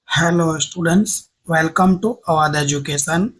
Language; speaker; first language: Hindi; non-native, local second language; Gujarati